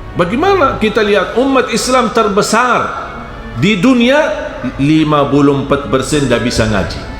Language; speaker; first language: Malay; non-native, fluent; Arabic